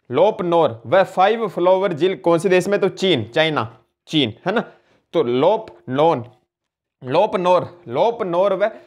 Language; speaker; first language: Hindi; native; Hindi